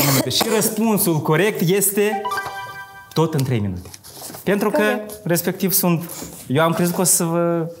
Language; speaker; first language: Romanian; native; Romanian